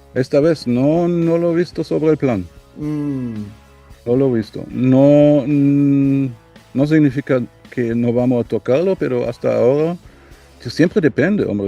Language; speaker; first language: Spanish; non-native, learner; German